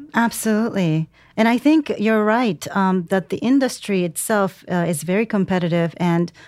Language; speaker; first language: English; non-native, fluent; Japanese